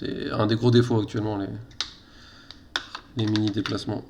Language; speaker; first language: French; native; French